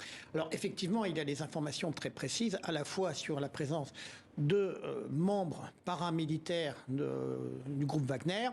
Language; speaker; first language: French; native; French